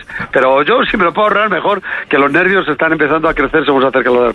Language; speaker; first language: Spanish; native; Spanish